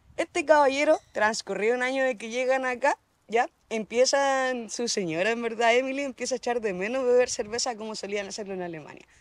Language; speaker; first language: Spanish; native; Spanish